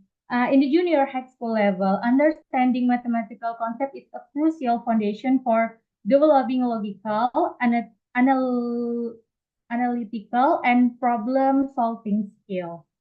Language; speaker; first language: English; non-native, fluent; Indonesian